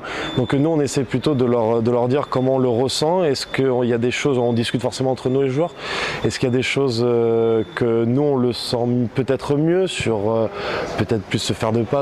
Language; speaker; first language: French; native; French